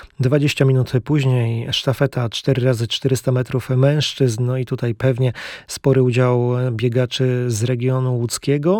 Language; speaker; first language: Polish; native; Polish